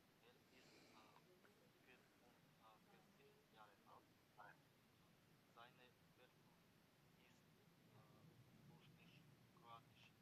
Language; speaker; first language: German; non-native, learner; Macedonian